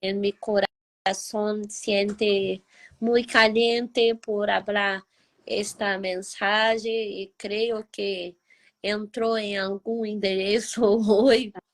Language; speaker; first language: Spanish; non-native, learner; Portuguese